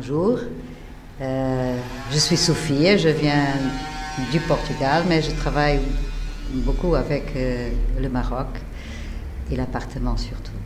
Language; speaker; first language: French; non-native, fluent; Portuguese